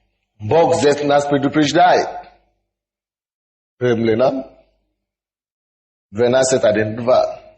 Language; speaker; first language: Russian; non-native, fluent; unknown